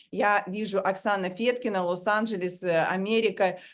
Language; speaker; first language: Russian; native; Russian